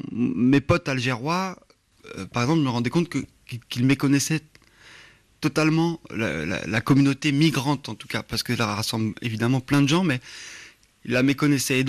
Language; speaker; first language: French; native; French